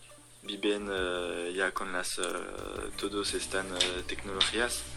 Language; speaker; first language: Spanish; non-native, learner; French